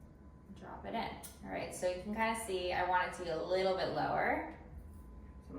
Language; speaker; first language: English; native; English